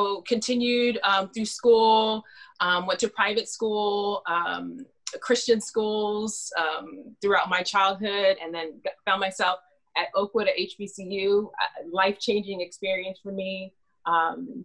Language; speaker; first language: English; native; English